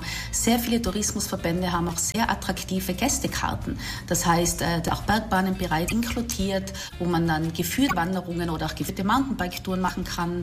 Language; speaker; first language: German; native; German